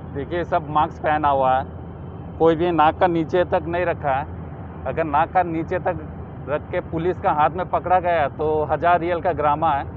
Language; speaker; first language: Hindi; non-native, local second language; Kok Borok